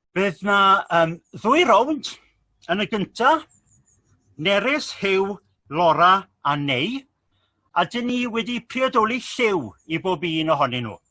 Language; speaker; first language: Welsh; native; Welsh